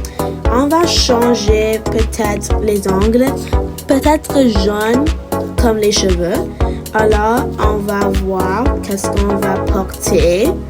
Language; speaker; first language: French; non-native, learner; English